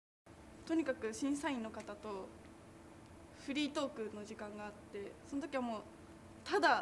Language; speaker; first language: Japanese; native; Japanese